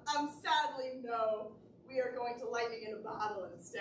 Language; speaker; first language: English; native; English